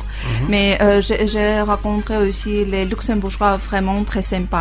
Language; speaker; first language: French; non-native, learner; Armenian